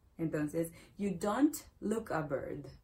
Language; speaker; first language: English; non-native, learner; Spanish